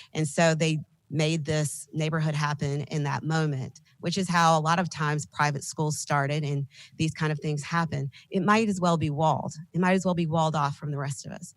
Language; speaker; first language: English; native; English